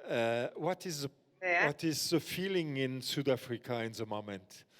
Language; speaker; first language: English; non-native, fluent; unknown